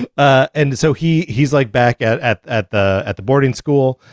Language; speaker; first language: English; native; English